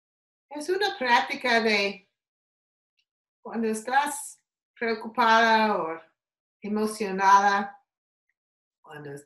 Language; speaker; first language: Spanish; non-native, learner; English